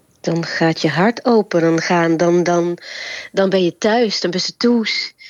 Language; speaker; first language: Dutch; native; Dutch